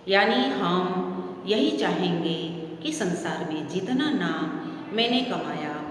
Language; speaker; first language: Hindi; non-native, local second language; Gujarati